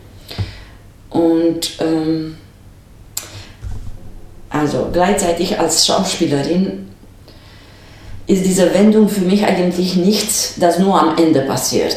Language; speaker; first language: German; non-native, fluent; Romanian